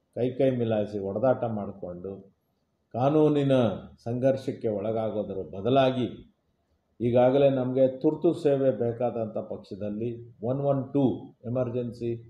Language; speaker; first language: Kannada; native; Kannada